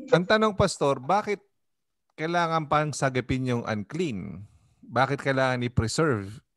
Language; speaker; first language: Filipino; native; Filipino